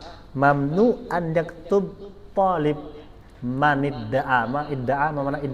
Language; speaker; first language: Arabic; non-native, fluent; Indonesian